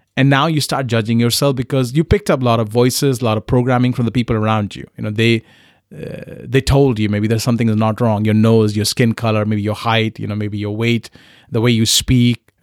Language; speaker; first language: English; non-native, local second language; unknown